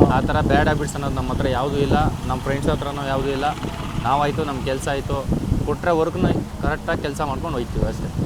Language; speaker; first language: Kannada; non-native, local second language; Telugu